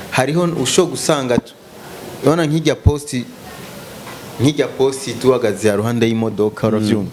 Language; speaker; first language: Rundi; native; Rundi